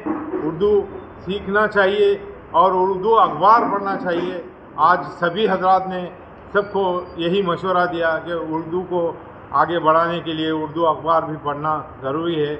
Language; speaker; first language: Urdu; native; Urdu